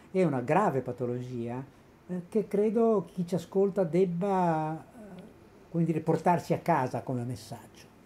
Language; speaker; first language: Italian; native; Italian